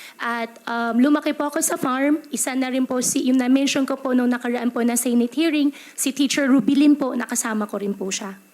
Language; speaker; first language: Filipino; native; Filipino